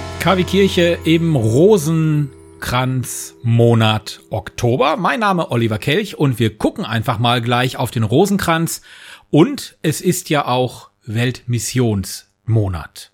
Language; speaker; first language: German; native; German